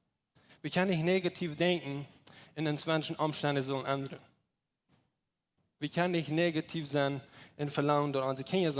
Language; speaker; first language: German; non-native, learner; Plautdietsch